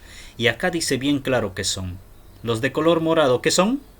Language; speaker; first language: Spanish; native; Spanish